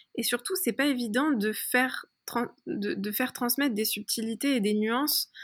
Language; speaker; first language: French; early bilingual, other home language; Persian